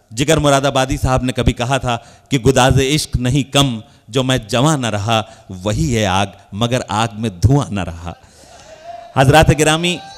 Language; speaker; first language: Urdu; native; Urdu